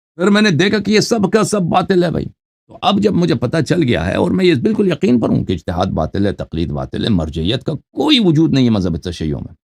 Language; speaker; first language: Urdu; non-native, fluent; Persian